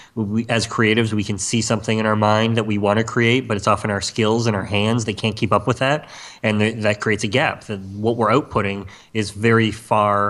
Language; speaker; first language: English; native; English